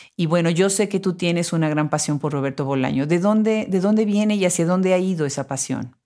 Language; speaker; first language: Spanish; native; Spanish